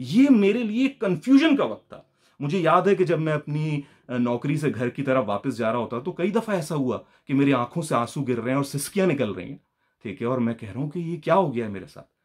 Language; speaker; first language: Urdu; native; Urdu